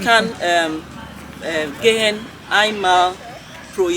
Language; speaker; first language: German; non-native, learner; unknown